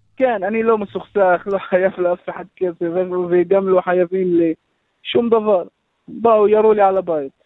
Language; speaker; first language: Hebrew; non-native, local second language; Arabic